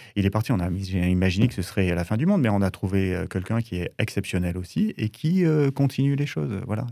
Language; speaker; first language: French; native; French